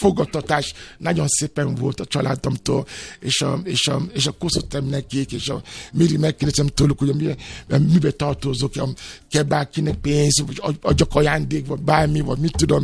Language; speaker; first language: Hungarian; non-native, learner; Yoruba